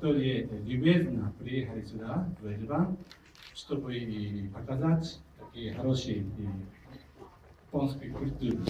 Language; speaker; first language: Russian; non-native, fluent; Japanese